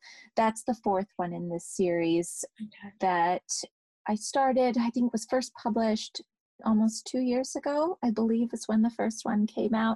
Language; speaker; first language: English; native; English